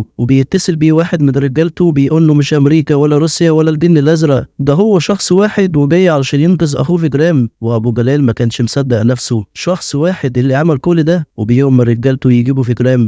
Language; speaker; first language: Arabic; native; Arabic